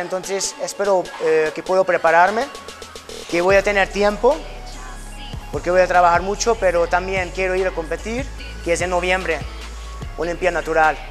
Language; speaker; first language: Spanish; non-native, fluent; Hungarian